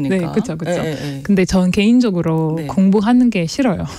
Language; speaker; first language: Korean; non-native, learner; French